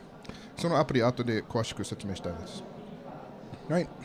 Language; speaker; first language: Japanese; non-native, learner; English